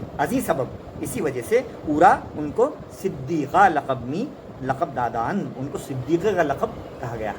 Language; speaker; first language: Urdu; native; Urdu